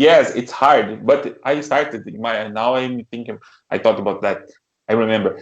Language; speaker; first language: English; non-native, learner; Portuguese